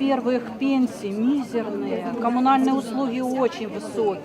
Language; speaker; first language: Russian; native; Russian